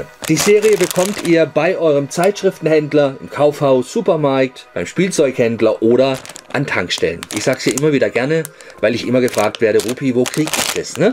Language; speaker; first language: German; native; German